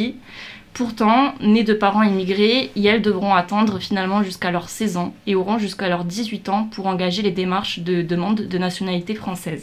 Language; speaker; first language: French; native; French